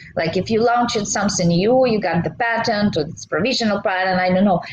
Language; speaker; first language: English; non-native, fluent; Russian